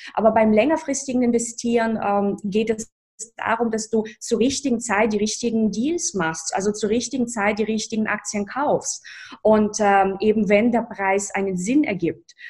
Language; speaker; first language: German; early bilingual, other home language; Russian